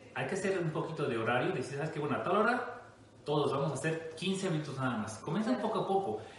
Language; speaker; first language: Spanish; native; Spanish